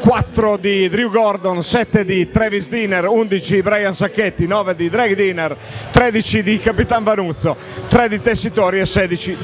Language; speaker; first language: Italian; native; Italian